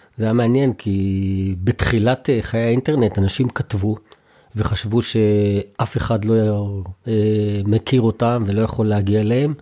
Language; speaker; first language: Hebrew; native; Hebrew